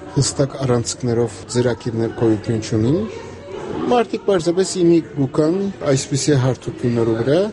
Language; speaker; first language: Armenian; native; Armenian